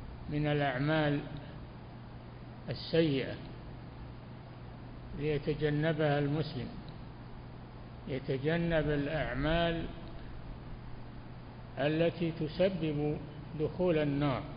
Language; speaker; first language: Arabic; native; Arabic